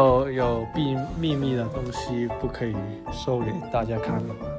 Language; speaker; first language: Chinese; non-native, fluent; Cantonese